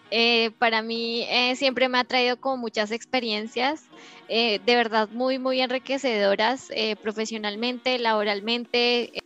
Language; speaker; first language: Spanish; native; Spanish